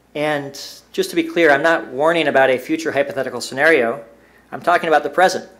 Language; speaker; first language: English; native; English